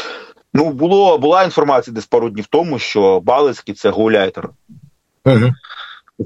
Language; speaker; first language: Ukrainian; native; Ukrainian